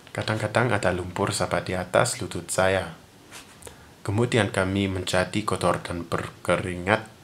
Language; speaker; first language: Indonesian; non-native, learner; English